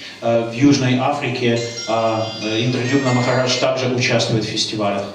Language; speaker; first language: Russian; native; Russian